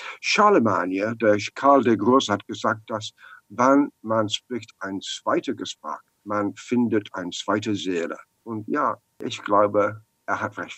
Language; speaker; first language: German; non-native, learner; English